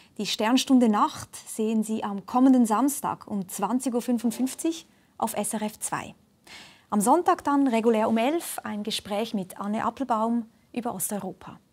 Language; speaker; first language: German; native; German